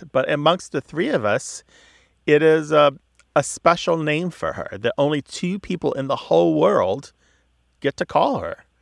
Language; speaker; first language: English; native; English